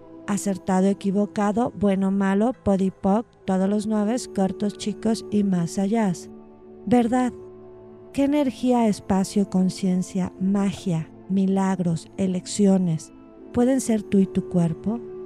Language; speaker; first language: Spanish; native; Spanish